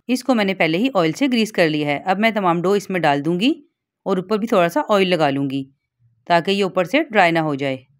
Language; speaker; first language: Urdu; native; Urdu